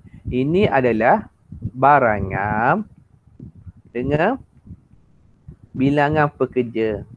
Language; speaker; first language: Malay; native; Malay